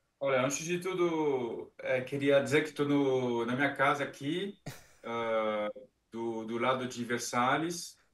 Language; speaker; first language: Portuguese; non-native, fluent; French